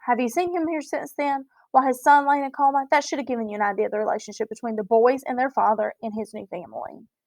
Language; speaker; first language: English; native; English